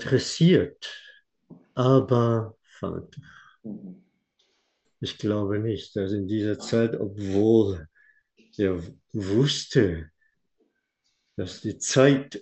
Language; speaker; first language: German; non-native, fluent; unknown